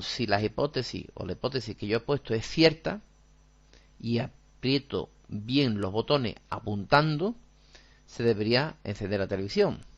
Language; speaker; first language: Spanish; native; Spanish